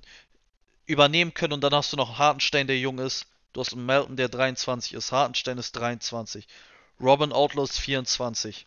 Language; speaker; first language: German; native; German